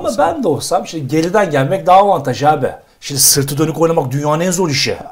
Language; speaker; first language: Turkish; native; Turkish